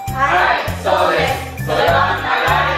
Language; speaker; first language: Japanese; non-native, learner; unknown